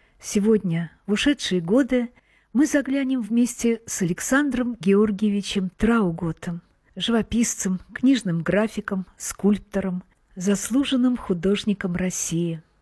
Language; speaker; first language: Russian; native; Russian